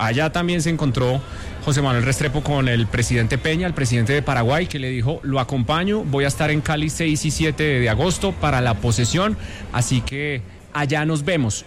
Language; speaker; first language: Spanish; native; Spanish